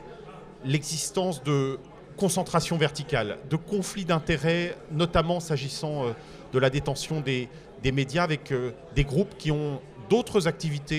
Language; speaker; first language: French; native; French